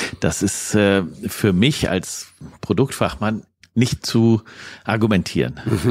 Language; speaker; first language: German; native; German